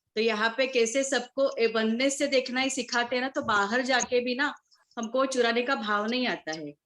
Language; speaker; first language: Hindi; non-native, local second language; Marathi